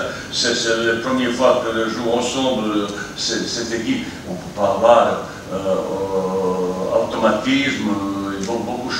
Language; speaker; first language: French; non-native, fluent; Bosnian